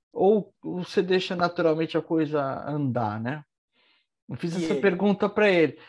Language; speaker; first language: Portuguese; native; Portuguese